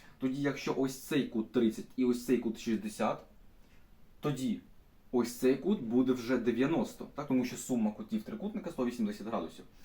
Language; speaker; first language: Ukrainian; non-native, local second language; Russian